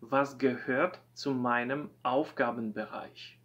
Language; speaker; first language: German; non-native, fluent; Polish